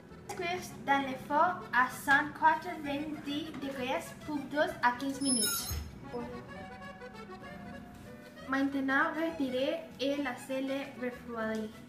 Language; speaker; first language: French; non-native, learner; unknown